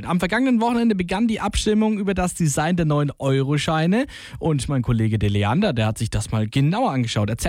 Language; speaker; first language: German; native; German